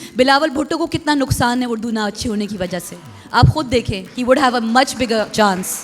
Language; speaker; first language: Urdu; native; Urdu